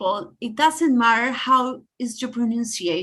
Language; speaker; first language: English; non-native, learner; Spanish